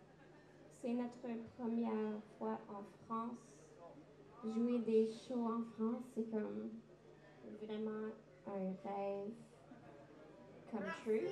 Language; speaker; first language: French; non-native, learner; English